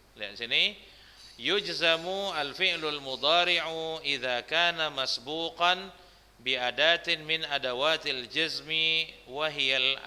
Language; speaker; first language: Arabic; non-native, fluent; Indonesian